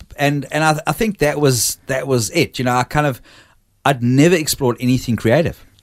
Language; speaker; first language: English; native; English